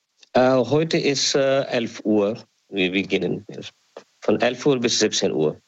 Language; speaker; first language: German; non-native, learner; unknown